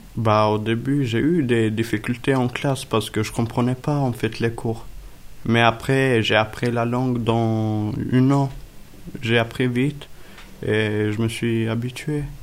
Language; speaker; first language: French; early bilingual, other home language; Albanian